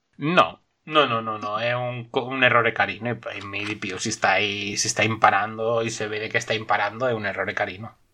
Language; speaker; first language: Italian; non-native, learner; Spanish